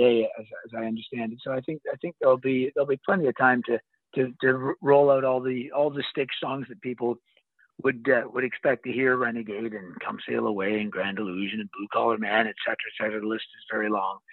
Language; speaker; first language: English; native; English